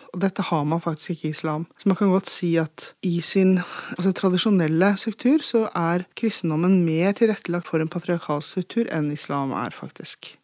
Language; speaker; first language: Norwegian; native; Norwegian